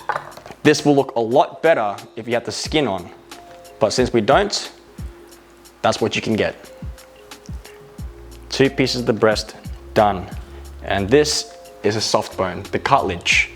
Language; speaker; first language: English; native; English